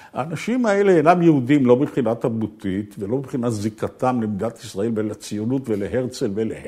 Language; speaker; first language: Hebrew; early bilingual, other home language; Ukrainian